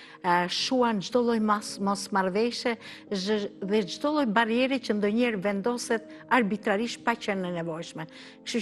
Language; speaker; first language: Albanian; native; Albanian